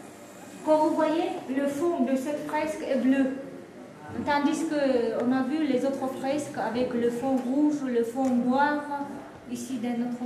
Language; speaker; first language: French; non-native, fluent; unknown